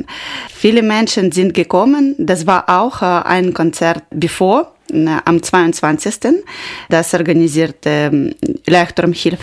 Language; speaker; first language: German; non-native, learner; Ukrainian